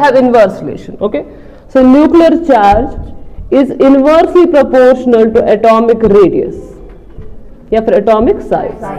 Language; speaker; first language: English; non-native, local second language; Kashmiri